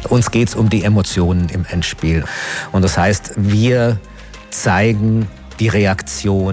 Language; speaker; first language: German; native; German